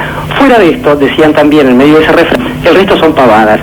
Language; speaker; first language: Spanish; native; Spanish